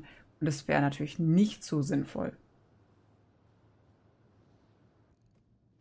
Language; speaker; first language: German; native; German